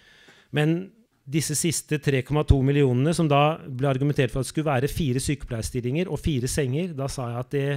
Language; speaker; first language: Norwegian; native; Norwegian